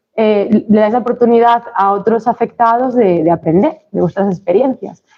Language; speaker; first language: Spanish; native; Spanish